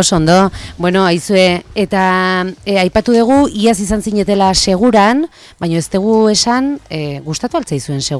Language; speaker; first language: Basque; native; Basque